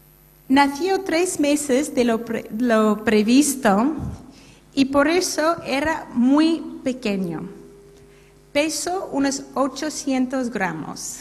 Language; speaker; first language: Spanish; non-native, fluent; English